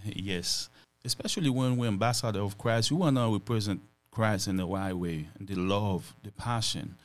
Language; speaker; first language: English; non-native, fluent; Haitian Creole